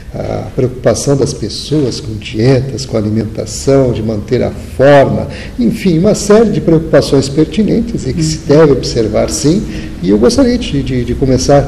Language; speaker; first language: Portuguese; native; Portuguese